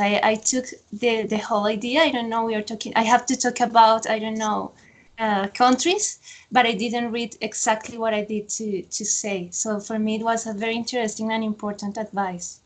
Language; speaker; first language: English; non-native, fluent; Spanish